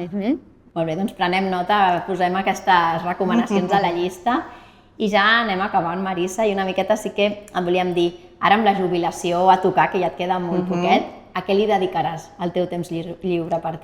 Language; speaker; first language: Catalan; native; Catalan